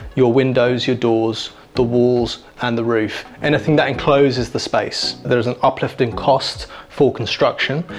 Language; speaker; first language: English; native; English